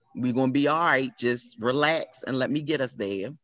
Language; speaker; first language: English; native; English